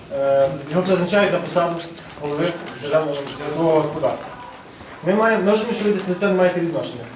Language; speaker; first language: Ukrainian; native; Ukrainian